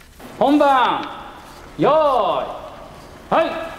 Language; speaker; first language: Japanese; native; Japanese